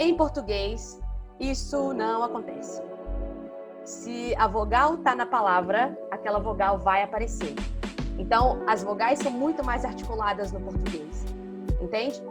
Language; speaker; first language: Portuguese; non-native, fluent; English